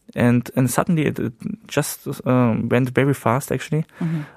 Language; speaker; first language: English; early bilingual, heritage; Korean